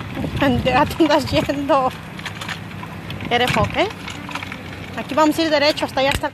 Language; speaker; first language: Spanish; native; Spanish